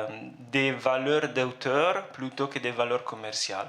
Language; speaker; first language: French; non-native, fluent; Italian